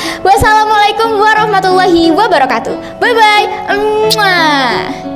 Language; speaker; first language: Indonesian; native; Indonesian